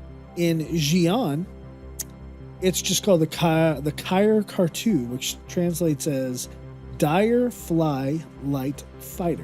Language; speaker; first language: English; native; English